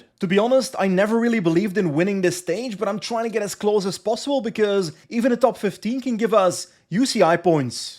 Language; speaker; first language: English; non-native, fluent; Dutch